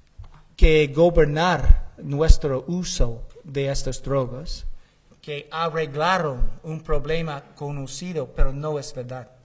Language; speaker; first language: Spanish; non-native, learner; English